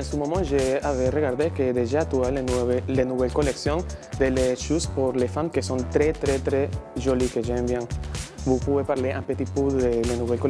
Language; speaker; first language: French; non-native, learner; Spanish